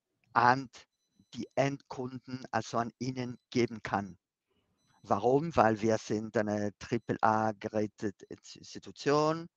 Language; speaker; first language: German; non-native, fluent; Spanish